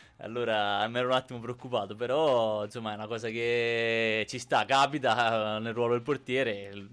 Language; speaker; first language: Italian; native; Italian